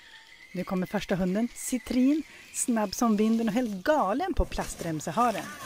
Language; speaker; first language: Swedish; native; Swedish